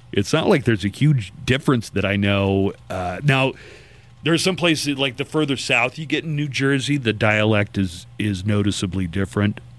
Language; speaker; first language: English; native; English